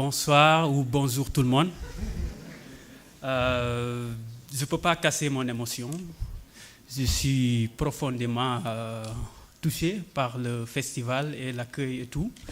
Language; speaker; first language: French; non-native, local second language; Wolof